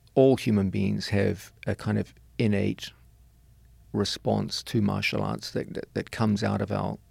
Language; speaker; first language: English; native; English